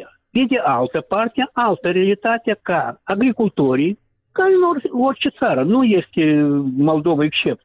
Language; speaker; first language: Romanian; non-native, local second language; Russian